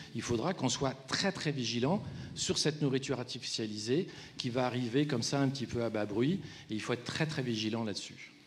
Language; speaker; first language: French; native; French